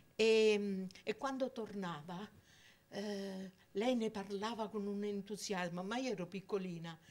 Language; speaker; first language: Italian; native; Italian